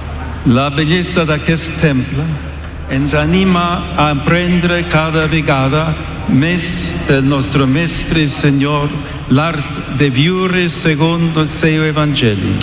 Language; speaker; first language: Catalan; non-native, learner; English